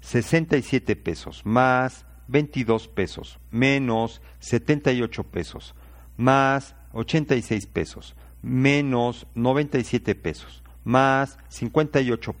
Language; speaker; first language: Spanish; native; Spanish